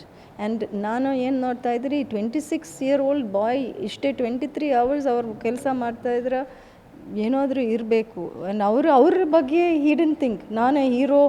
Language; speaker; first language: Kannada; early bilingual, heritage; English